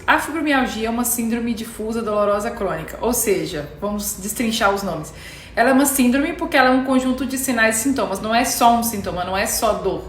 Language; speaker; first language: Portuguese; native; Portuguese